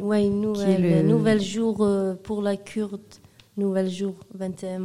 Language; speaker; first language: French; non-native, learner; Kurdish